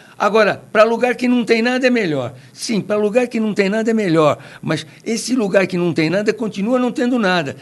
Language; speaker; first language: Portuguese; native; Portuguese